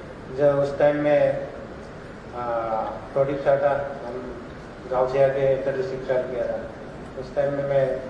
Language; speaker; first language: Hindi; non-native, local second language; Bodo